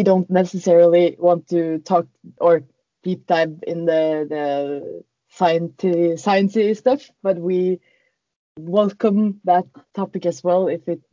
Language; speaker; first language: English; non-native, fluent; Norwegian